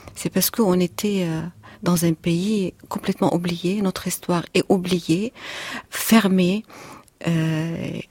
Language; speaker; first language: French; non-native, fluent; Arabic